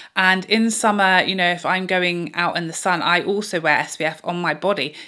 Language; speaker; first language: English; native; English